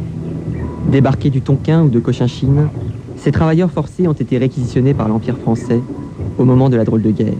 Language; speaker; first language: French; native; French